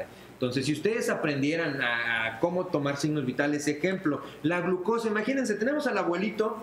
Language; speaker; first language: Spanish; native; Spanish